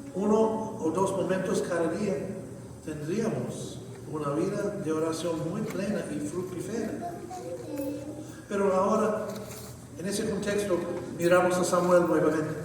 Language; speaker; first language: Spanish; non-native, fluent; English